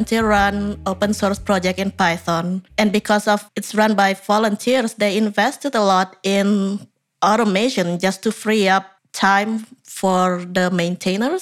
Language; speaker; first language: English; non-native, fluent; Indonesian